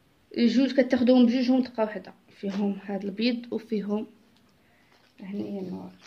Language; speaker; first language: Arabic; native; Arabic